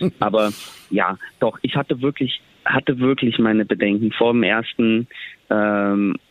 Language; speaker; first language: German; native; German